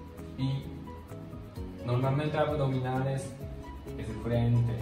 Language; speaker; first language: Spanish; non-native, learner; Japanese